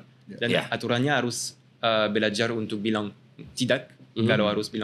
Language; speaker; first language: Indonesian; non-native, fluent; French